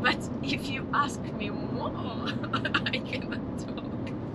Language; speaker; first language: English; non-native, learner; Russian